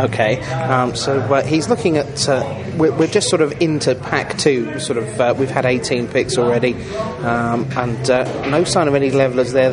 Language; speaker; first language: English; native; English